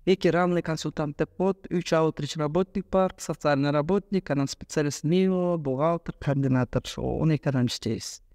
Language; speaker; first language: Russian; non-native, local second language; Kyrgyz